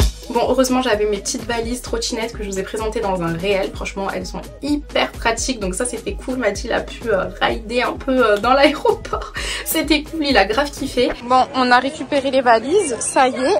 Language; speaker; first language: French; native; French